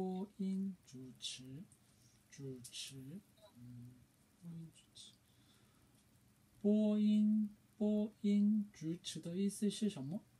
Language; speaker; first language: Chinese; non-native, learner; Korean